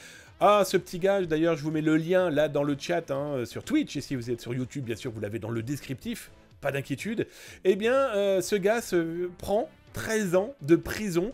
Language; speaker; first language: French; native; French